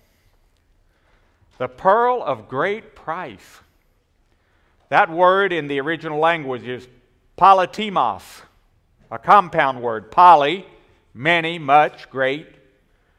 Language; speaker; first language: English; native; English